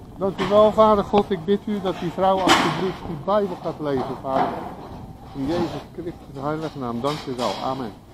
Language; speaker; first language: Dutch; native; Dutch